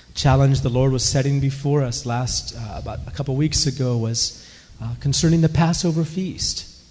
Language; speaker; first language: English; native; English